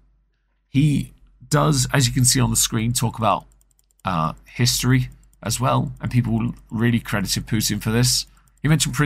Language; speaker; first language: English; native; English